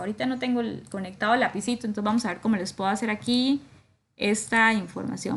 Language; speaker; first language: Spanish; native; Spanish